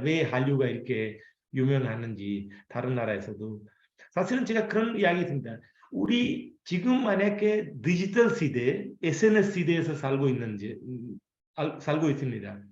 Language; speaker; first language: Korean; non-native, fluent; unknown